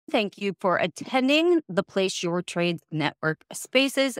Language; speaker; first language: English; native; English